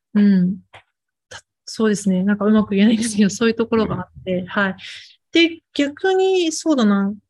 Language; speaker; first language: Japanese; early bilingual, other home language; Chinese